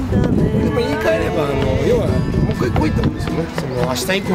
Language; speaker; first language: Japanese; native; Japanese